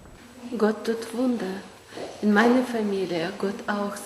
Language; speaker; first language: German; non-native, learner; Korean